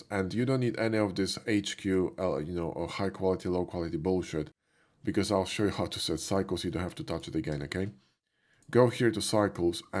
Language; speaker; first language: English; non-native, fluent; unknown